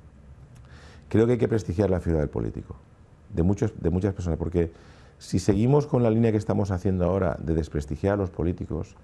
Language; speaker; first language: Spanish; native; Spanish